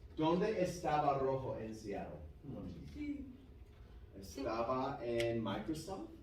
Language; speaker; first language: Spanish; non-native, fluent; English